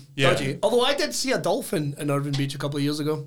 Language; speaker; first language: English; native; English